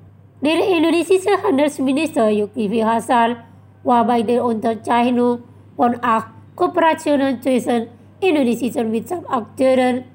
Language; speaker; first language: German; non-native, fluent; Indonesian